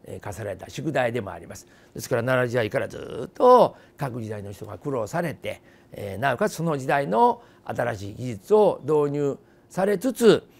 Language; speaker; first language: Japanese; native; Japanese